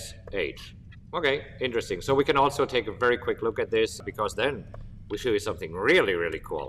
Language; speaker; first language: English; non-native, fluent; German